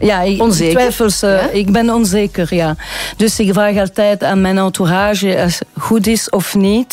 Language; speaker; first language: Dutch; non-native, local second language; French